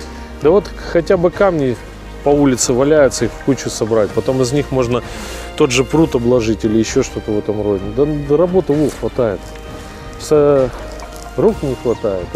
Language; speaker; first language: Russian; native; Russian